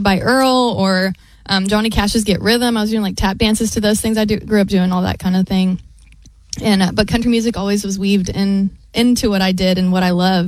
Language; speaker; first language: English; native; English